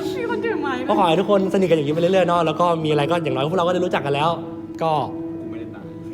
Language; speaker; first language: Thai; native; Thai